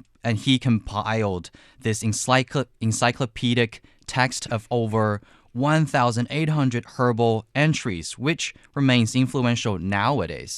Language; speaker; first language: English; non-native, fluent; Chinese